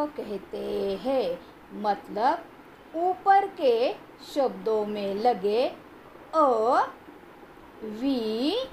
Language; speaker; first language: Hindi; non-native, local second language; Marathi